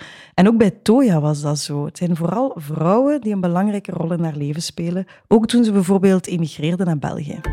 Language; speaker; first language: Dutch; native; Dutch